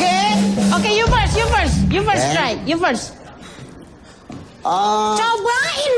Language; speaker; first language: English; non-native, learner; Indonesian